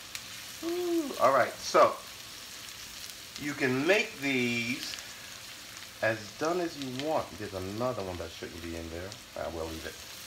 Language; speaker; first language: English; native; English